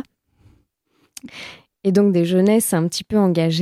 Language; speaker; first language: French; native; French